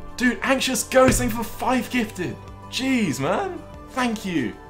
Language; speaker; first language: English; native; English